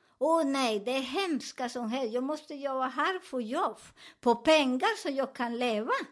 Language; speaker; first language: Swedish; non-native, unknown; Spanish